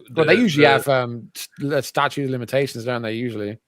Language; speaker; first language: English; native; English